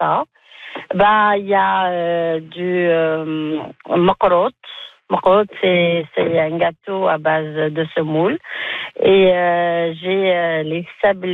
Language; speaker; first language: French; non-native, local second language; Arabic